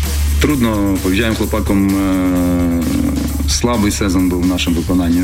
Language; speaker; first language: Polish; non-native, fluent; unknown